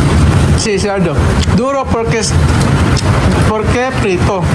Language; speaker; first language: Spanish; non-native, learner; Filipino